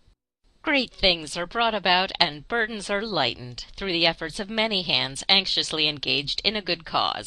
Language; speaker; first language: English; native; English